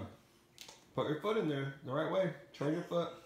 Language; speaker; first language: English; native; English